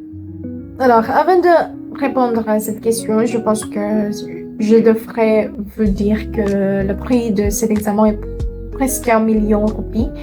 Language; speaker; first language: French; non-native, learner; Indonesian